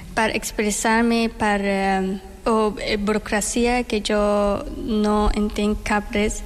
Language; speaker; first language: Catalan; non-native, learner; Persian